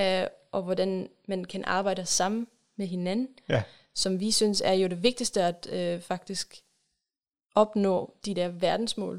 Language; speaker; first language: Danish; non-native, fluent; German